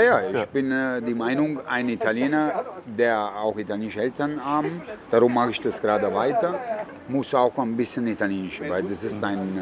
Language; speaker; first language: German; non-native, fluent; Italian